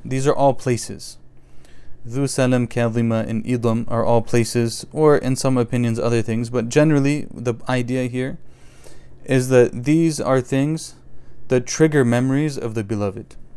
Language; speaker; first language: English; native; English